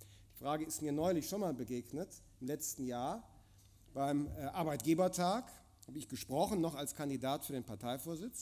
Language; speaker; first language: German; native; German